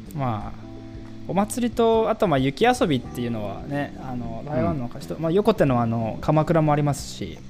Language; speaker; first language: Japanese; native; Japanese